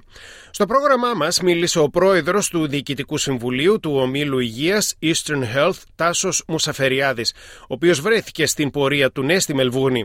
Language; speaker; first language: Greek; native; Greek